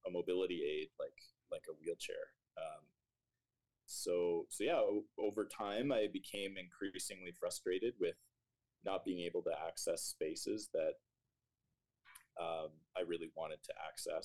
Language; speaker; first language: English; native; English